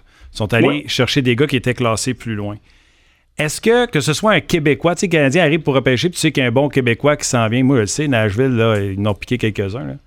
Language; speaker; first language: French; native; French